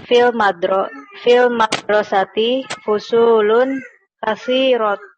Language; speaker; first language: Arabic; non-native, learner; Indonesian